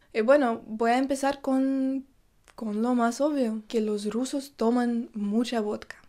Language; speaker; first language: Spanish; non-native, fluent; Russian